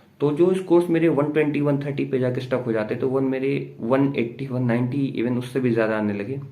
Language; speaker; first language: Hindi; native; Hindi